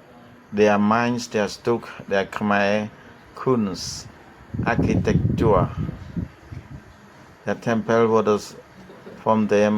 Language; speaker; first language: German; non-native, fluent; Khmer